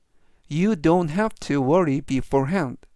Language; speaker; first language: English; non-native, fluent; Korean